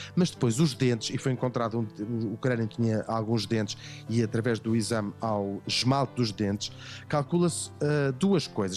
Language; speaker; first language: Portuguese; native; Portuguese